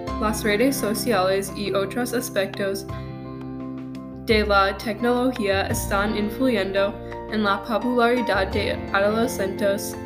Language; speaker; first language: Spanish; non-native, learner; English